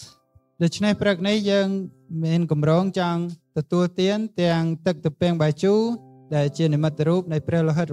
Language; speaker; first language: Khmer; native; Khmer